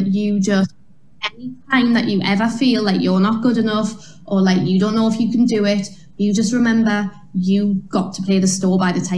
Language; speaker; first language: English; native; English